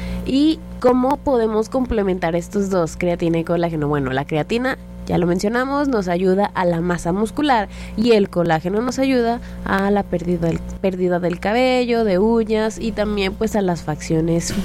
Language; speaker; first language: Spanish; native; Spanish